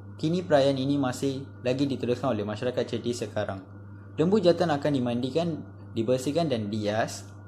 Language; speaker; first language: Malay; non-native, local second language; Tamil